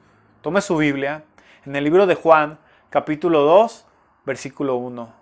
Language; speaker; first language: Spanish; native; Spanish